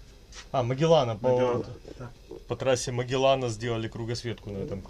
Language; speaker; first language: Russian; native; Russian